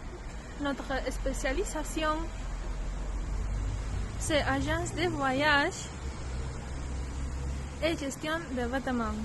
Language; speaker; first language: French; non-native, learner; Spanish